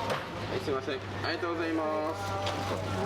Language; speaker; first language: Japanese; native; Japanese